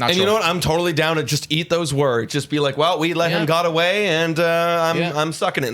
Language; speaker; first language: English; native; English